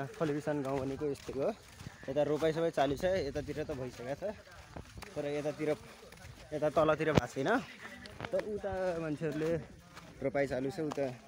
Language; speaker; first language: Nepali; non-native, local second language; Dangaura Tharu